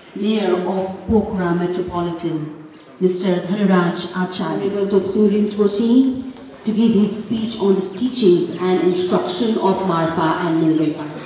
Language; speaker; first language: English; non-native, local second language; Nepali